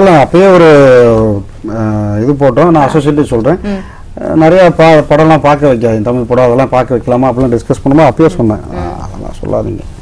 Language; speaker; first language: Tamil; native; Tamil